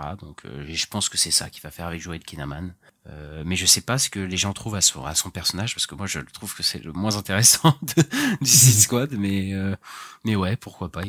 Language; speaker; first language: French; native; French